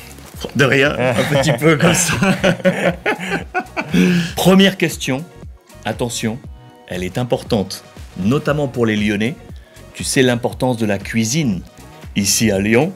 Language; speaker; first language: French; native; French